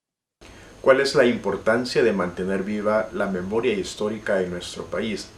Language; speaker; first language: Spanish; native; Spanish